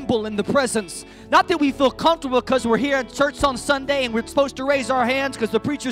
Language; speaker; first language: English; native; English